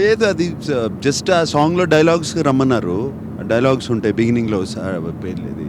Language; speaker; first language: Telugu; native; Telugu